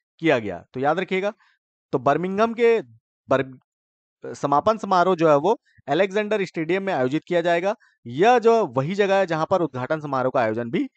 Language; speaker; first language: Hindi; native; Hindi